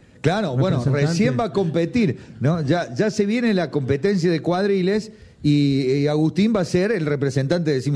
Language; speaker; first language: Spanish; native; Spanish